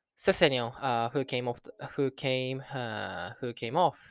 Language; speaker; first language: English; non-native, learner; Japanese